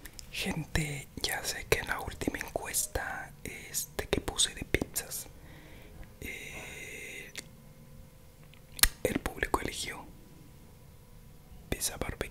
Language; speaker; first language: Spanish; native; Spanish